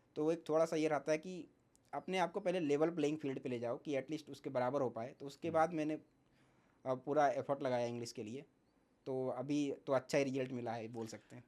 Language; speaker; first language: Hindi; native; Hindi